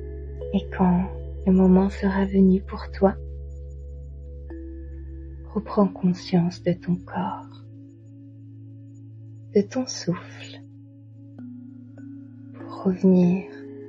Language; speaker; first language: French; native; French